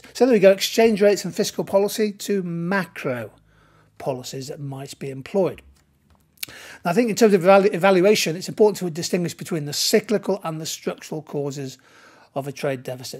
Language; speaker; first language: English; native; English